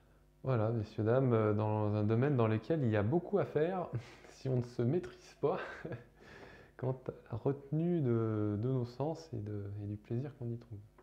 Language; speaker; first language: French; native; French